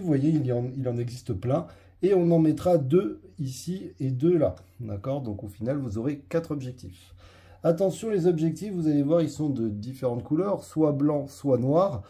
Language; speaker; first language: French; native; French